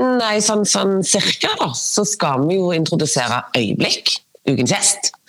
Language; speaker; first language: Norwegian; native; Norwegian